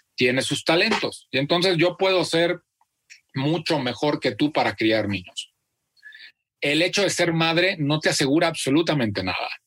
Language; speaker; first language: Spanish; native; Spanish